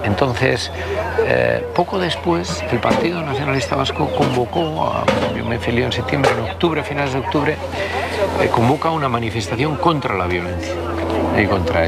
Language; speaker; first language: Spanish; native; Spanish